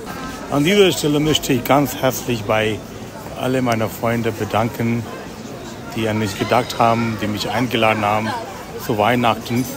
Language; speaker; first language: German; non-native, fluent; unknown